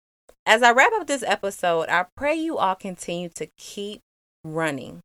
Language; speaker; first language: English; native; English